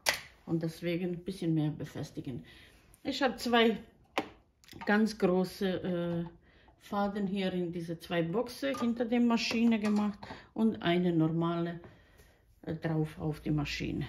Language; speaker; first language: German; non-native, fluent; Croatian